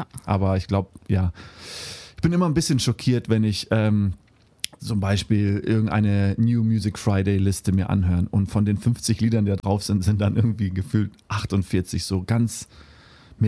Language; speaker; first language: German; early bilingual, heritage; German